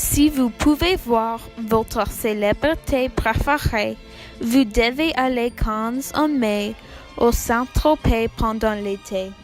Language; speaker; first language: French; non-native, learner; English